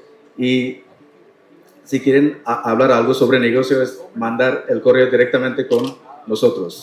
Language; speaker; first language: Spanish; non-native, learner; Tamil